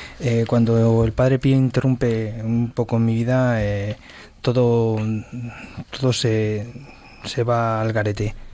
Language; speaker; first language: Spanish; native; Spanish